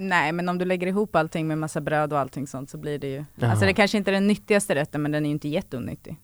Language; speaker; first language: Swedish; native; Swedish